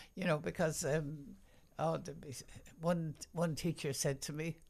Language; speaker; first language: English; native; English